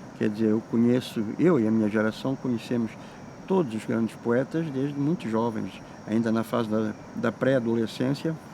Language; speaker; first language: Portuguese; native; Portuguese